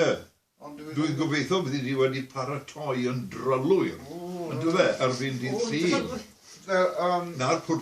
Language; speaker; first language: Welsh; native; Welsh